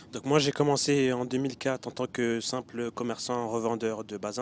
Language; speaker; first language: French; early bilingual, other home language; Bambara